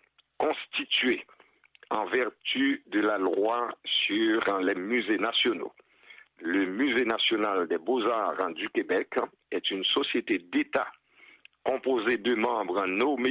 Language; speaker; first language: French; non-native, local second language; Haitian Creole